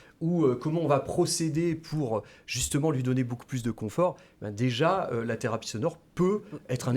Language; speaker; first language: French; native; French